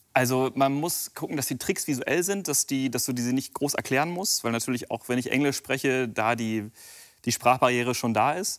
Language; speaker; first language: German; native; German